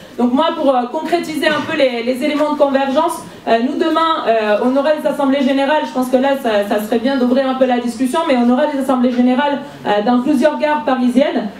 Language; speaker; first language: French; non-native, fluent; Spanish